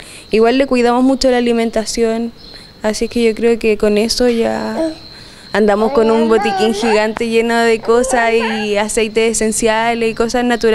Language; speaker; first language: Spanish; native; Spanish